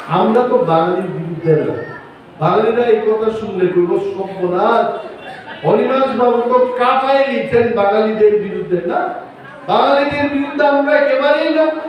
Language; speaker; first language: Bangla; non-native, local second language; Kok Borok